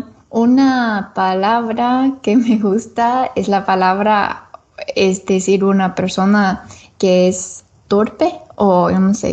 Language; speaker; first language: Spanish; non-native, learner; English